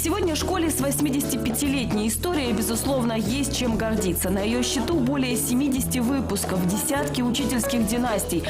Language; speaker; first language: Russian; native; Russian